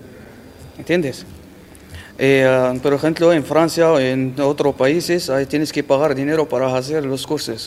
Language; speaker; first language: Spanish; non-native, learner; Arabic